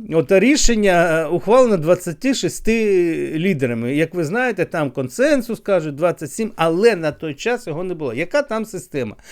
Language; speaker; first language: Ukrainian; native; Ukrainian